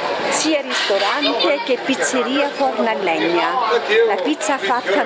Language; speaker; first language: Italian; native; Italian